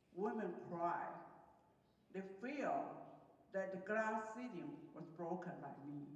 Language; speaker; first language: English; non-native, fluent; Chinese